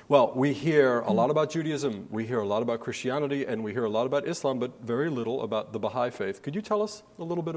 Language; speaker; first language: English; native; English